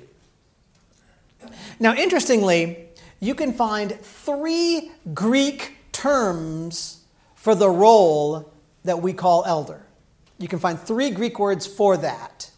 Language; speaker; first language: English; native; English